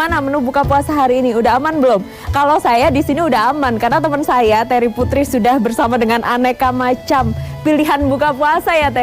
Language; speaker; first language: Indonesian; native; Indonesian